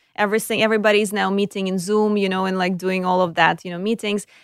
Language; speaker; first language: English; non-native, fluent; Ukrainian